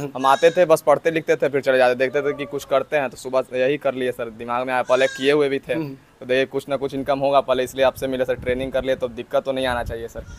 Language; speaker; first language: Hindi; native; Hindi